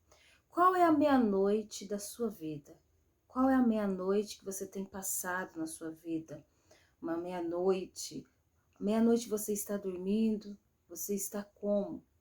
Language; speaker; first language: Portuguese; native; Portuguese